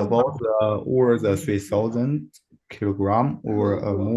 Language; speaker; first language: English; non-native, learner; Chinese